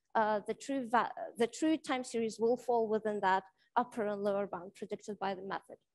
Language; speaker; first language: English; non-native, fluent; Lithuanian